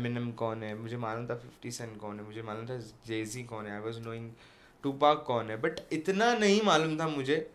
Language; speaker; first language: Hindi; native; Hindi